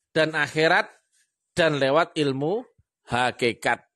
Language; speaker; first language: Indonesian; non-native, local second language; Javanese